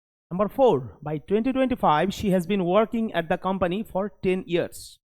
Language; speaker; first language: English; non-native, local second language; Bangla